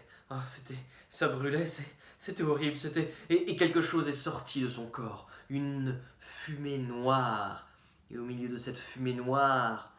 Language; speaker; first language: French; native; French